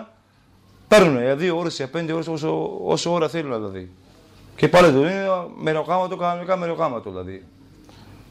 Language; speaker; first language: Greek; non-native, learner; Kurdish